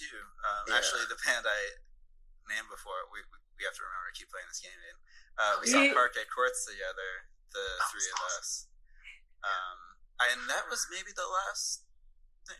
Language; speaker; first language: English; native; English